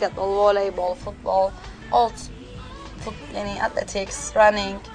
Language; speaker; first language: English; non-native, learner; Turkish